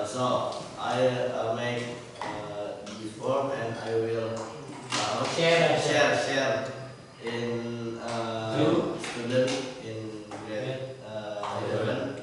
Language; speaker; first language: English; non-native, learner; Indonesian